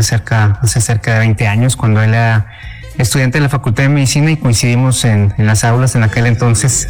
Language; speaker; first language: Spanish; native; Spanish